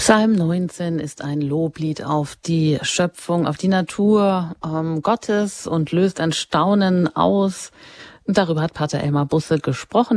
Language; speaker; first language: German; native; German